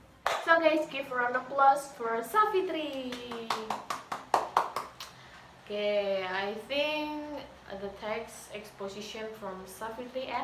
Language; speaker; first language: English; non-native, learner; Indonesian